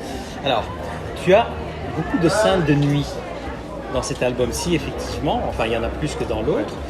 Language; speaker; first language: French; native; French